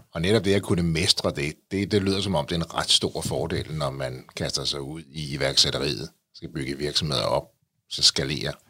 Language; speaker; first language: Danish; native; Danish